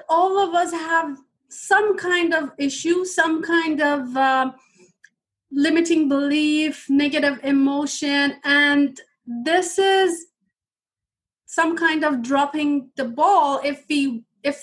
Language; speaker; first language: English; non-native, fluent; Persian